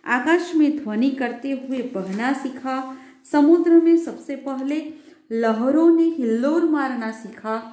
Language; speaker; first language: Hindi; non-native, local second language; Gujarati